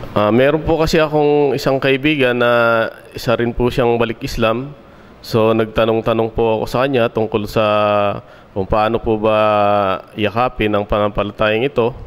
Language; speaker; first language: Filipino; native; Filipino